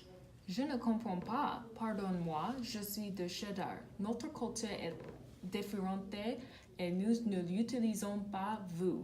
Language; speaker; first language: French; non-native, learner; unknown